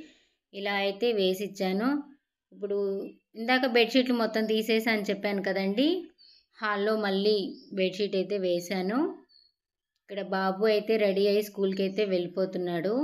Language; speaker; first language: Telugu; native; Telugu